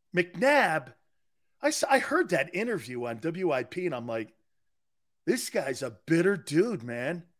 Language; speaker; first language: English; native; English